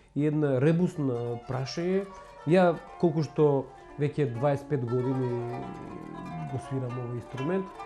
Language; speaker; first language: Macedonian; non-native, local second language; Turkish